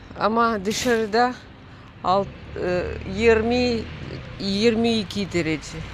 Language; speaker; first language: Turkish; non-native, learner; Russian